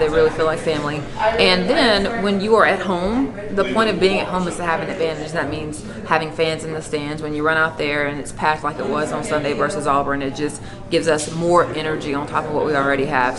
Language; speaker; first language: English; native; English